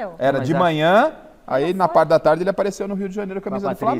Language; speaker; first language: Portuguese; native; Portuguese